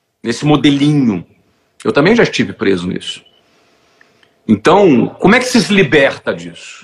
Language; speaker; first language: Portuguese; native; Portuguese